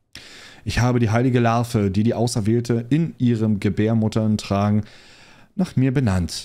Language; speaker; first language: German; native; German